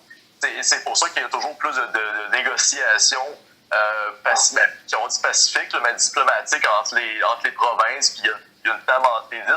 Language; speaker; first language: French; native; French